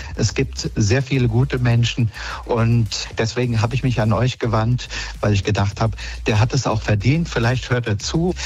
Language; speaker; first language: German; native; German